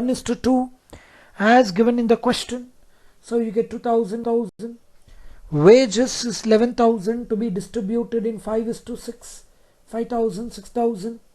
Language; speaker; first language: English; non-native, local second language; Kannada